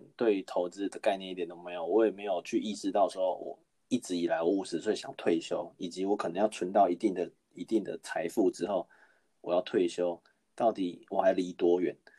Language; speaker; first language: Chinese; native; Chinese